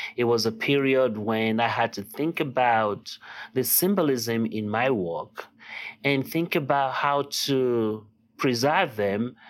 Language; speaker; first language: English; non-native, local second language; Yoruba